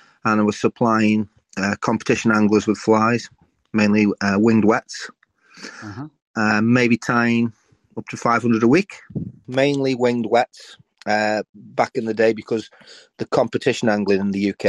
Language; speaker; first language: English; native; English